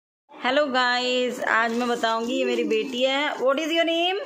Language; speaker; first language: Hindi; native; Hindi